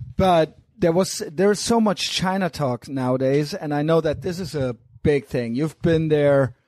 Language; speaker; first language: English; non-native, fluent; German